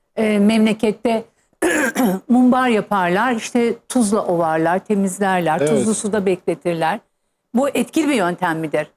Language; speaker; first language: Turkish; native; Turkish